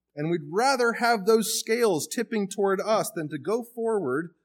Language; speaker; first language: English; native; English